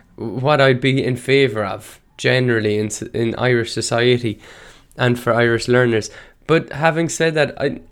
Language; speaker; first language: English; non-native, local second language; Irish